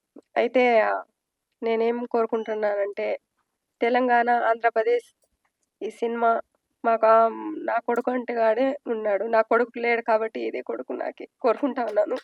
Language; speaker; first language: Telugu; non-native, local second language; Lambadi